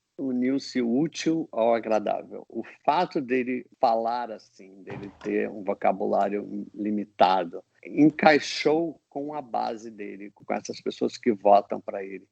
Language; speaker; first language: Portuguese; non-native, fluent; English